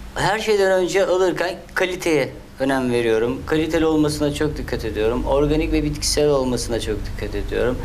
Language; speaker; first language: Turkish; native; Turkish